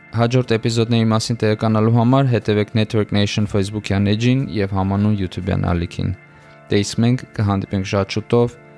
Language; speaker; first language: Armenian; native; Armenian